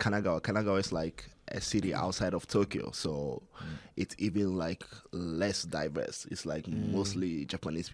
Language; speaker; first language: English; non-native, local second language; Hausa